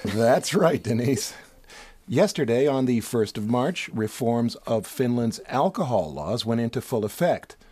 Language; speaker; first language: English; native; English